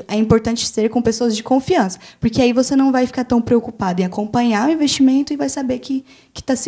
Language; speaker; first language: Portuguese; native; Portuguese